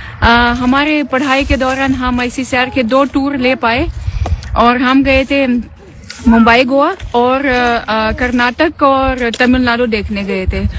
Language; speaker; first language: Hindi; non-native, fluent; Russian